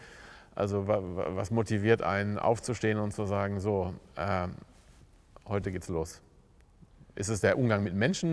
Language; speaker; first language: German; native; German